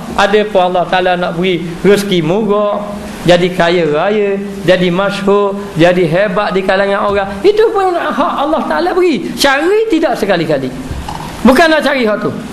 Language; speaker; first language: Malay; native; Malay